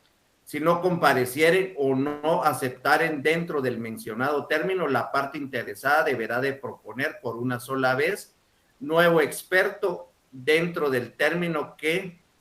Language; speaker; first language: Spanish; native; Spanish